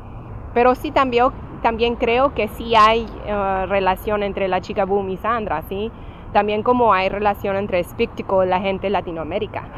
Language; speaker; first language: Spanish; early bilingual, heritage; English